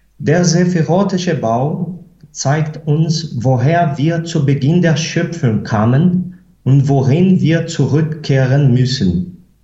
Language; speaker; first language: German; non-native, fluent; Portuguese